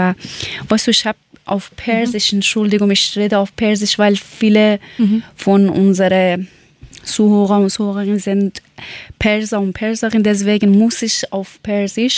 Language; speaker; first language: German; non-native, learner; Persian